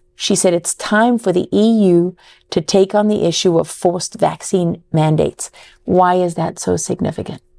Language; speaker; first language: English; native; English